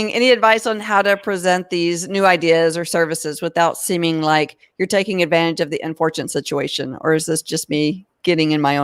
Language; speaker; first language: English; native; English